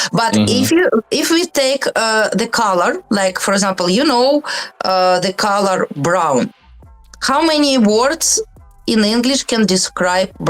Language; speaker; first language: English; non-native, learner; Russian